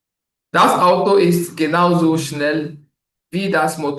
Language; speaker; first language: German; non-native, learner; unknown